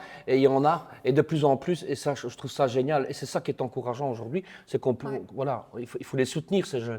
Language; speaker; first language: French; native; French